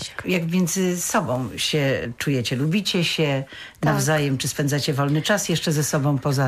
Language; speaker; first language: Polish; native; Polish